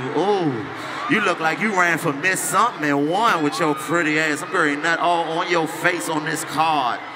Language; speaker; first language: English; native; English